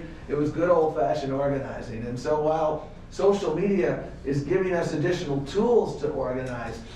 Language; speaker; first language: English; native; English